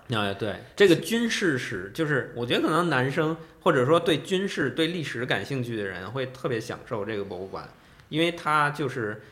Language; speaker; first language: Chinese; native; Chinese